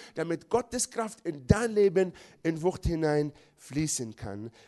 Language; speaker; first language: German; non-native, fluent; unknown